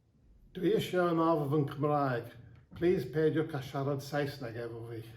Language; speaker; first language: Welsh; non-native, learner; English